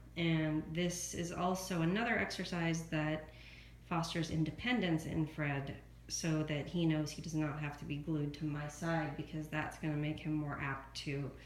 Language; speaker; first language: English; native; English